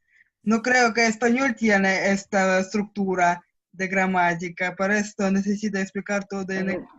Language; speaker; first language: Spanish; non-native, learner; Russian